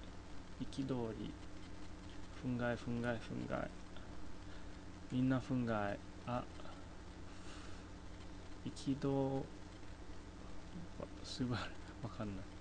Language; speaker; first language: Japanese; non-native, fluent; English